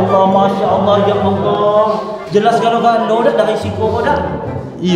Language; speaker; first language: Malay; non-native, local second language; Minangkabau